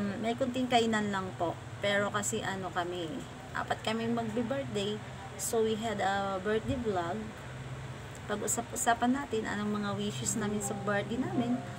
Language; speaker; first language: Filipino; non-native, local second language; Cebuano